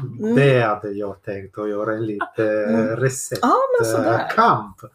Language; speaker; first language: Swedish; non-native, fluent; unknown